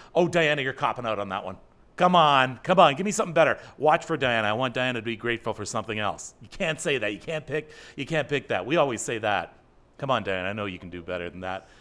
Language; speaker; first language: English; native; English